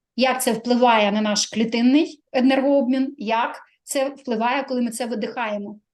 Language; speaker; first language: Ukrainian; non-native, local second language; Russian